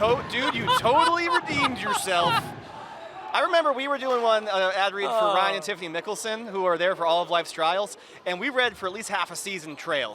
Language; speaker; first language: English; native; English